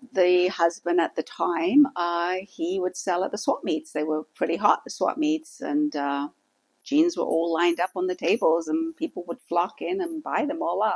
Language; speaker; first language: English; native; English